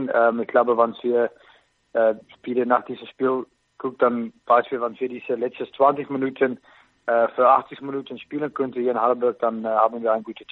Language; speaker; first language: German; non-native, fluent; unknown